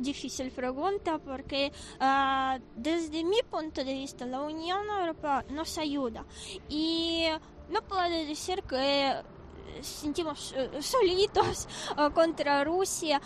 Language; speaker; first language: Spanish; non-native, fluent; Ukrainian